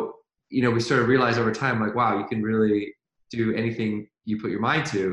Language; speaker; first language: English; native; English